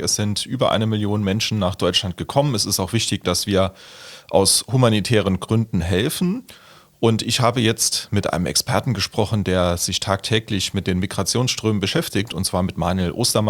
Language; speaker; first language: German; native; German